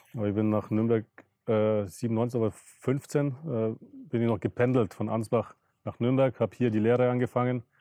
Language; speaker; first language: German; early bilingual, other home language; Russian